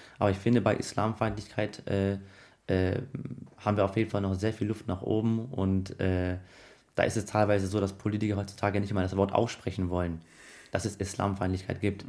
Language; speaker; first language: German; early bilingual, other home language; Arabic